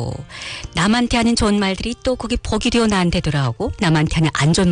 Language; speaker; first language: Korean; early bilingual, heritage; Korean